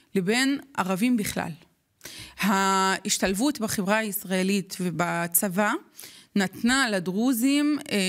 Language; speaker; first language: Hebrew; non-native, local second language; Arabic